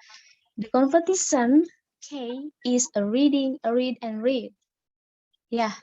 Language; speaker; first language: English; non-native, learner; Indonesian